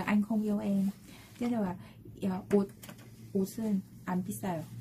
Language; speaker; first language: Korean; non-native, fluent; Vietnamese